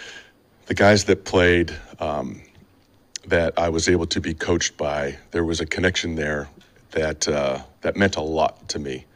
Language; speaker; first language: English; native; English